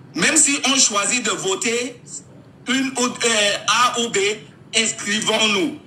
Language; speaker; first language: French; non-native, local second language; English